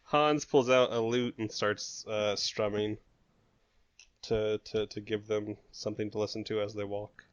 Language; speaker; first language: English; native; English